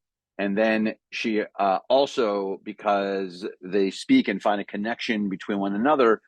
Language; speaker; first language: English; native; English